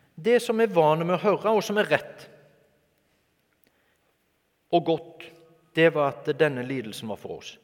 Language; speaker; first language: Norwegian; native; Norwegian